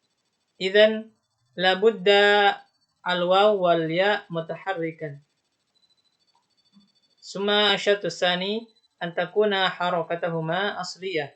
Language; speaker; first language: Arabic; non-native, learner; Indonesian